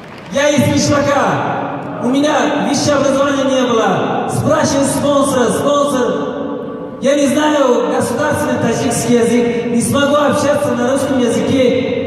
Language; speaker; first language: Russian; non-native, local second language; Tajik